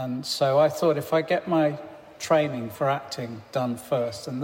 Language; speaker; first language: English; native; English